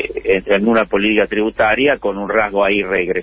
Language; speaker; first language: Spanish; native; Spanish